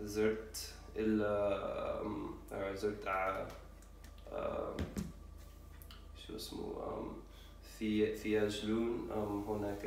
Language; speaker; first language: Arabic; non-native, learner; English